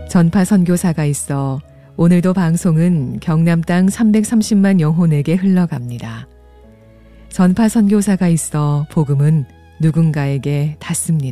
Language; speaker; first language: Korean; native; Korean